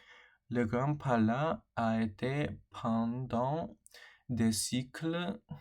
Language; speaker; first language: French; non-native, learner; English